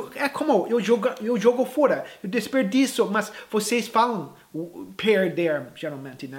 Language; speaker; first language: Portuguese; non-native, fluent; English